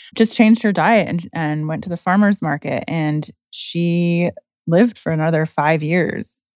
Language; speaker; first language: English; native; English